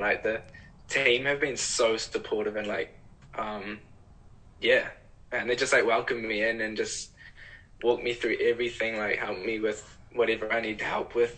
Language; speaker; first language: English; native; English